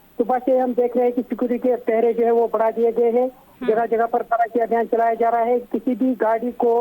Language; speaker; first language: Urdu; non-native, local second language; Kashmiri